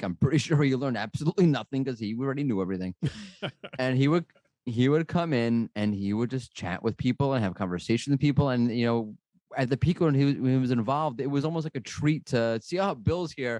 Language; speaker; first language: English; native; English